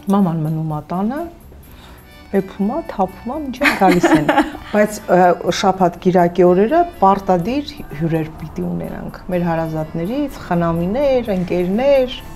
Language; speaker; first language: Armenian; native; Armenian